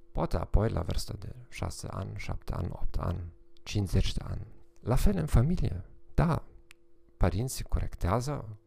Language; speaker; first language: Romanian; non-native, fluent; German